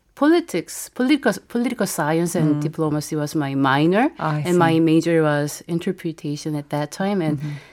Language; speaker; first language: English; non-native, fluent; Korean